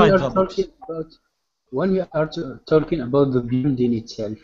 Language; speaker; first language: English; non-native, learner; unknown